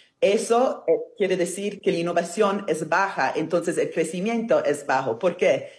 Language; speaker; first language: Spanish; non-native, fluent; Italian